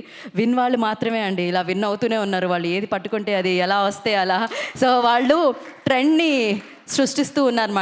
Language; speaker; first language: Telugu; native; Telugu